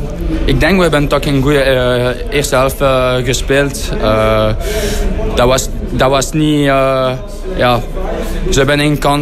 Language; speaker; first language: Dutch; non-native, fluent; French